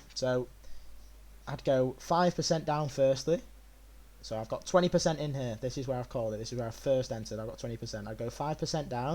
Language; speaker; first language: English; native; English